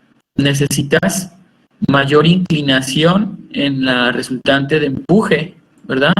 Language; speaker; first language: Spanish; native; Spanish